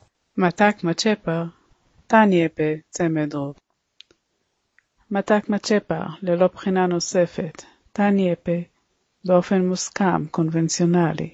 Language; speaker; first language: Hebrew; native; Hebrew